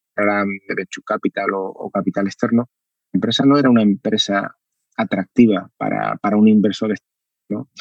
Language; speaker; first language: Spanish; native; Spanish